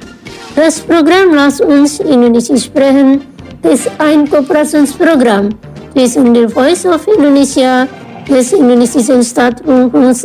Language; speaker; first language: German; non-native, fluent; Indonesian